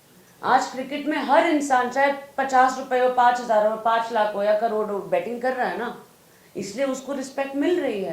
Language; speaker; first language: Hindi; native; Hindi